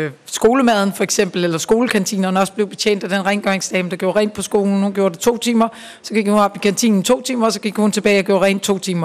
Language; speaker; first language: Danish; native; Danish